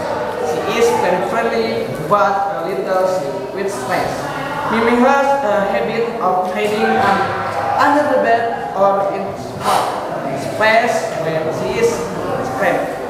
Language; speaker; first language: English; non-native, learner; Indonesian